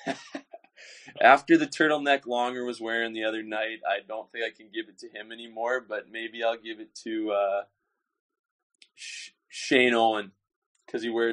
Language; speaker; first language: English; native; English